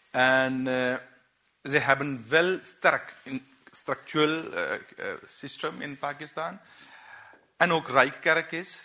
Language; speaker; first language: Dutch; non-native, learner; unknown